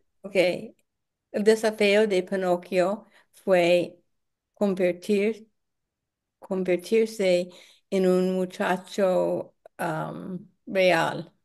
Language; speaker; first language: Spanish; non-native, learner; English